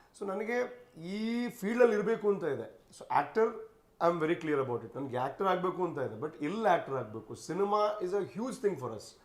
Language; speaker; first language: Kannada; non-native, local second language; Tulu